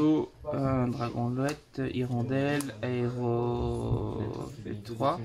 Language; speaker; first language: French; native; French